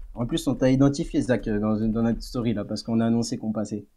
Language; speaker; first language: French; native; French